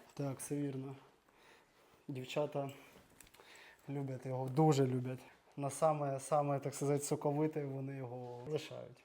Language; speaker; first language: Ukrainian; non-native, local second language; Russian